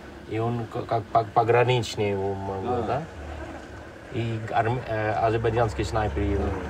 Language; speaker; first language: Russian; non-native, learner; Dutch